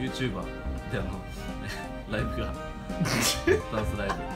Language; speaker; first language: Japanese; non-native, fluent; Korean